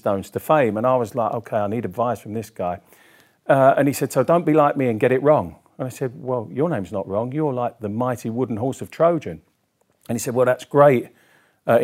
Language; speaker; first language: English; native; English